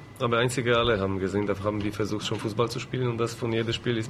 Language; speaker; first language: German; non-native, learner; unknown